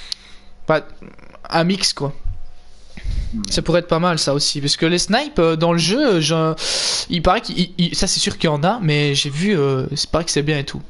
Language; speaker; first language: French; native; French